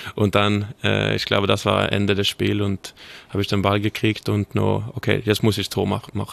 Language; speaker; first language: German; non-native, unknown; Swedish